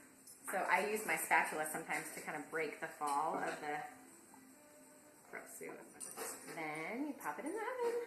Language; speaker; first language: English; native; English